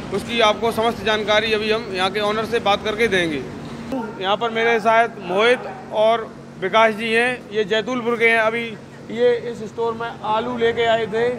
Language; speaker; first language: Hindi; native; Hindi